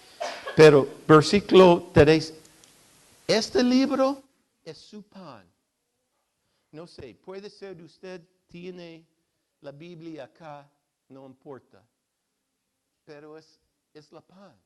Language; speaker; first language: Spanish; non-native, fluent; English